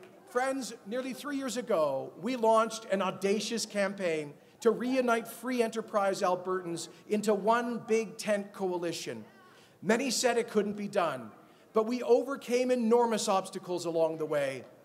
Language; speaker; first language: English; native; English